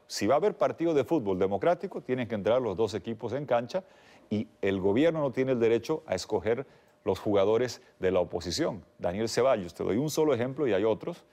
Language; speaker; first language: Spanish; native; Spanish